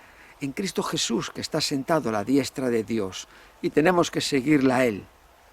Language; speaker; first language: Spanish; native; Spanish